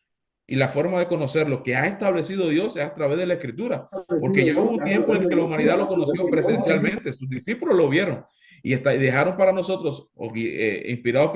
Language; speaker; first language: Spanish; native; Spanish